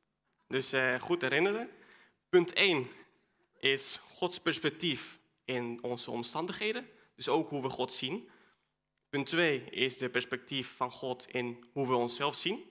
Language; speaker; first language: Dutch; non-native, fluent; Spanish